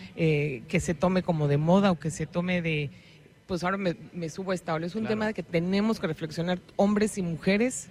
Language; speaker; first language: Spanish; native; Spanish